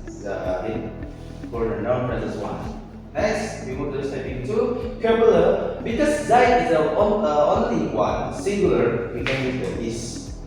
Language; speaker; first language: English; non-native, learner; Indonesian